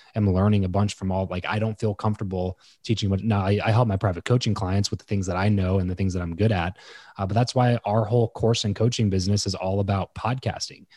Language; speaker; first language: English; native; English